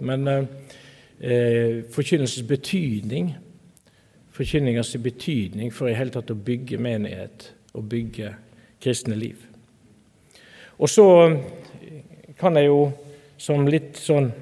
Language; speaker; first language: Norwegian; native; Norwegian